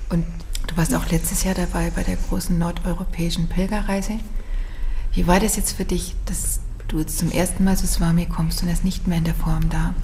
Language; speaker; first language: German; native; German